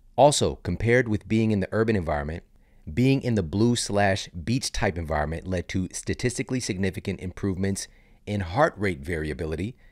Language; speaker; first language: English; native; English